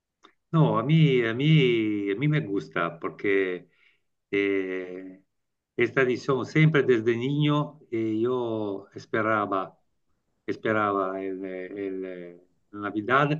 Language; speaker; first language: Spanish; non-native, learner; Italian